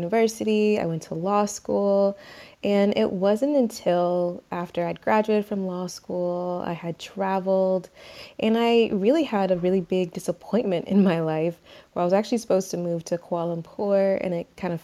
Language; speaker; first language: English; native; English